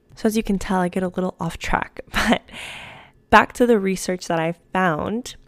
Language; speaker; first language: English; early bilingual, other home language; Spanish